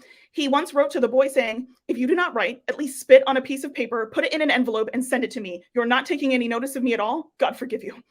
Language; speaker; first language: English; native; English